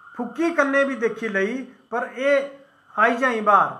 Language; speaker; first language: Hindi; non-native, local second language; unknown